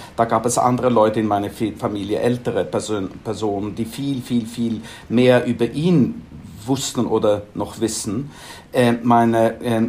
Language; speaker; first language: German; non-native, fluent; Swedish